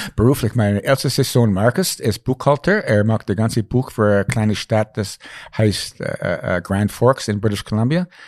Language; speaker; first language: German; non-native, fluent; English